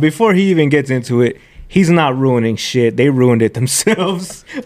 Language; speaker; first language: English; early bilingual, other home language; Spanish